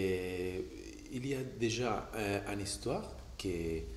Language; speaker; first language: French; non-native, fluent; Spanish